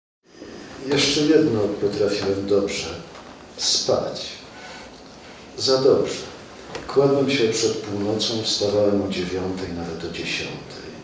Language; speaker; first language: Polish; native; Polish